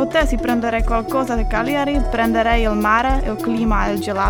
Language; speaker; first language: Italian; non-native, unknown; Czech